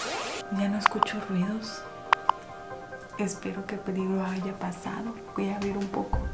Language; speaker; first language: Spanish; native; Spanish